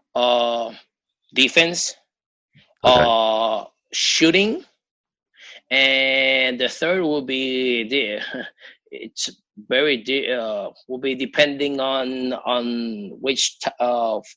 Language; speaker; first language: English; non-native, fluent; Spanish